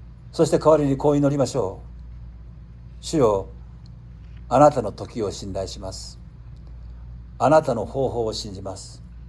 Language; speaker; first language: Japanese; native; Japanese